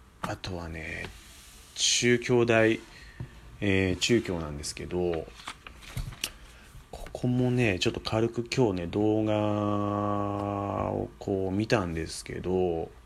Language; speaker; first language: Japanese; native; Japanese